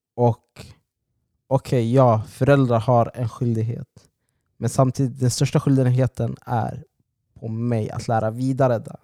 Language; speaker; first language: Swedish; native; Swedish